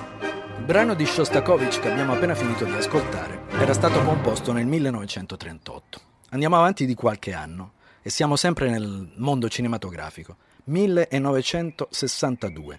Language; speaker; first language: Italian; native; Italian